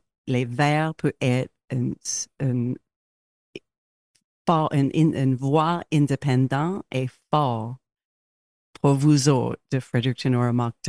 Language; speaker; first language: French; non-native, local second language; English